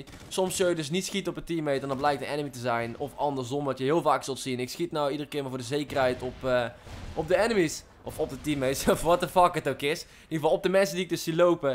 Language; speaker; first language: Dutch; native; Dutch